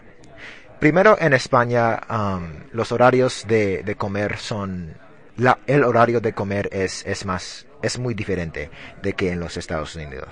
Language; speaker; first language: Spanish; non-native, learner; English